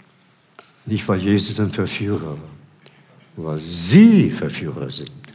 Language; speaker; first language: German; non-native, fluent; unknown